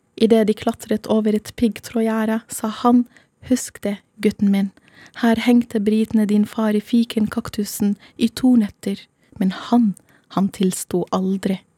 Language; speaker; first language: Norwegian; non-native, fluent; Arabic